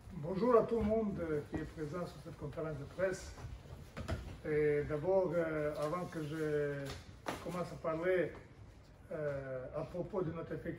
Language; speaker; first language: French; non-native, fluent; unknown